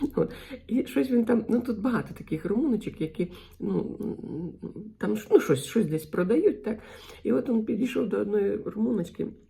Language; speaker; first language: Ukrainian; non-native, local second language; Russian